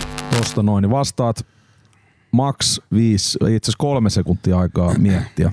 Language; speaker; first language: Finnish; native; Finnish